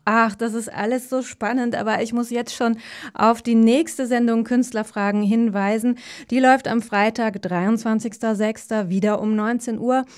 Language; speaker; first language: German; native; German